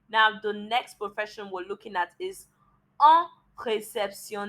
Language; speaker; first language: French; non-native, learner; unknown